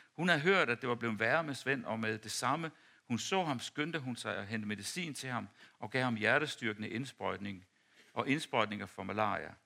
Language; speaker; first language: Danish; native; Danish